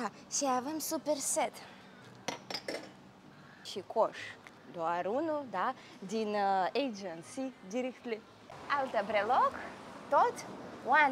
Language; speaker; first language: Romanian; non-native, learner; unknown